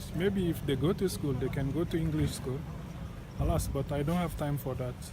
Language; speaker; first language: English; non-native, fluent; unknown